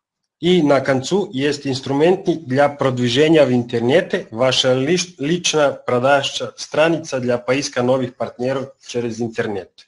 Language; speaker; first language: Russian; non-native, learner; Serbian